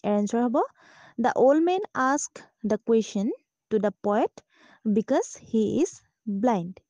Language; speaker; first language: English; non-native, local second language; Assamese